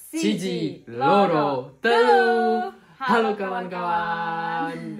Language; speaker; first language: Indonesian; native; Indonesian